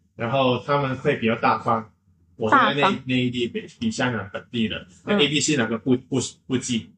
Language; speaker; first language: Chinese; non-native, local second language; Cantonese